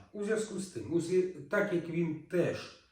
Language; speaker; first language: Ukrainian; native; Ukrainian